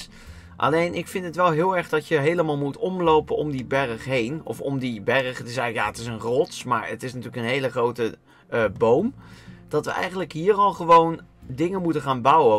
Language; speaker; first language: Dutch; native; Dutch